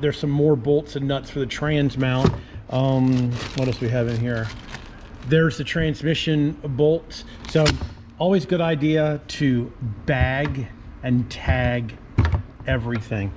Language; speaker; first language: English; native; English